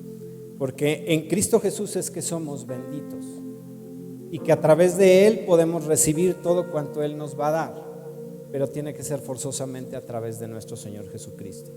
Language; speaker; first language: Spanish; native; Spanish